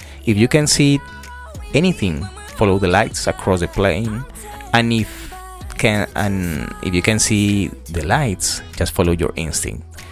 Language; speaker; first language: English; non-native, learner; Spanish